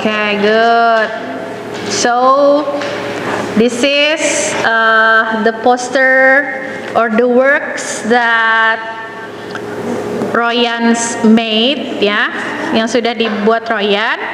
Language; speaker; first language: English; non-native, fluent; Indonesian